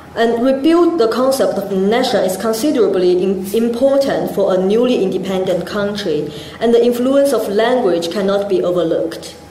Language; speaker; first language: English; non-native, fluent; Chinese